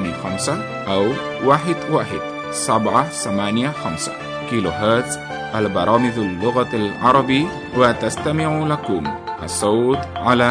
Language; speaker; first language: Arabic; non-native, fluent; Indonesian